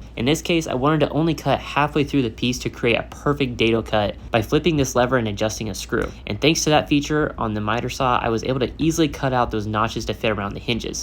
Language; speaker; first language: English; native; English